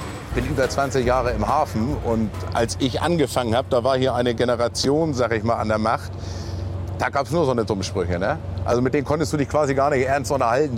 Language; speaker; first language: German; native; German